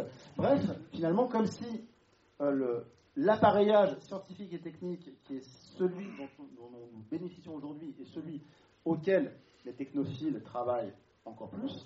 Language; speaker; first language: French; native; French